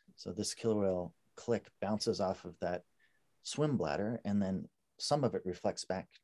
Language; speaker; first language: English; native; English